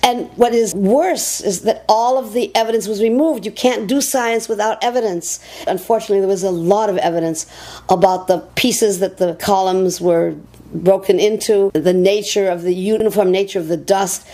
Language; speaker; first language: English; native; English